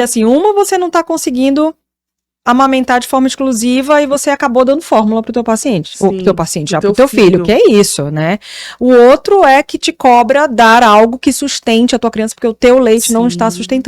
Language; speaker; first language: Portuguese; native; Portuguese